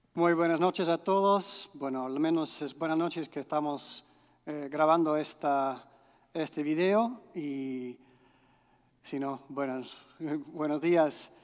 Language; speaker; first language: Spanish; non-native, fluent; English